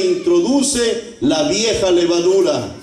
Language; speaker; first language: Spanish; native; Spanish